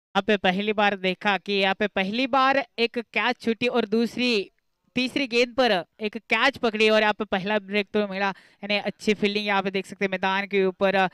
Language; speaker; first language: Hindi; non-native, local second language; Marathi